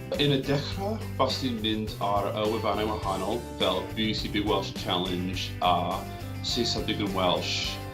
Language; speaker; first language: Welsh; non-native, fluent; English